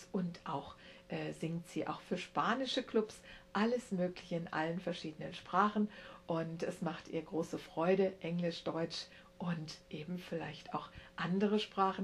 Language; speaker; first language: German; native; German